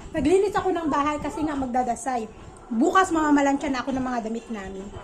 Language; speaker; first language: Filipino; native; Filipino